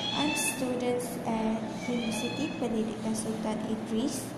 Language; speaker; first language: English; non-native, local second language; Malay